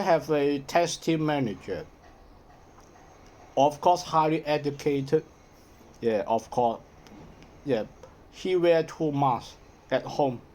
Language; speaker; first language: English; non-native, learner; Cantonese